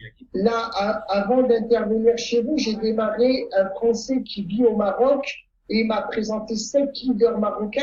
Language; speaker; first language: French; non-native, fluent; Italian